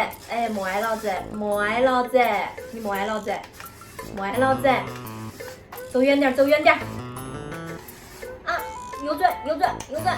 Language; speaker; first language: Chinese; native; Chinese